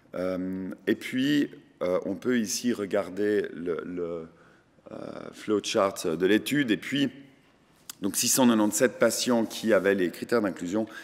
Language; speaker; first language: French; native; French